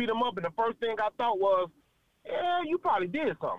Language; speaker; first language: English; native; English